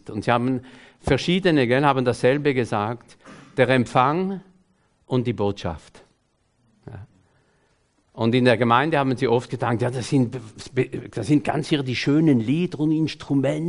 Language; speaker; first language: German; non-native, fluent; French